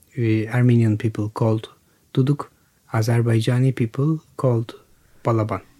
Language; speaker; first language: English; non-native, learner; Turkish